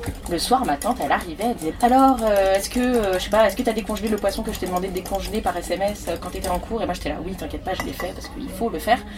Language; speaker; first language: French; native; French